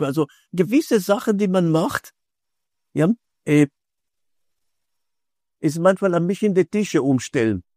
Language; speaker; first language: German; non-native, fluent; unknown